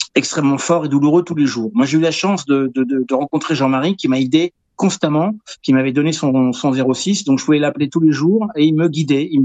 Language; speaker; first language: French; native; French